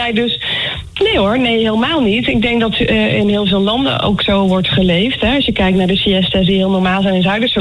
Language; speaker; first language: Dutch; native; Dutch